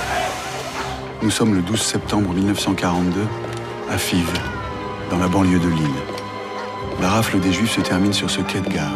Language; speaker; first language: French; native; French